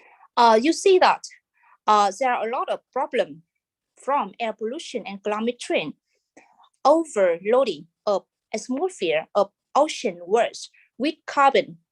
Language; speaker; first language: English; non-native, fluent; Vietnamese